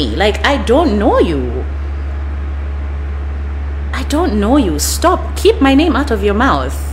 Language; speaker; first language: English; non-native, local second language; Bemba